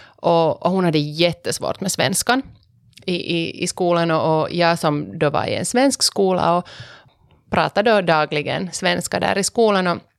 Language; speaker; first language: Swedish; non-native, local second language; Finnish